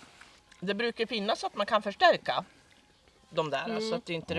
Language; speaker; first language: Swedish; native; Swedish